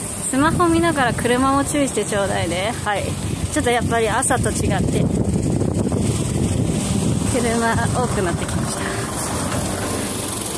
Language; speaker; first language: Japanese; native; Japanese